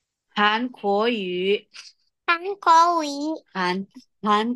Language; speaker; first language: Chinese; non-native, learner; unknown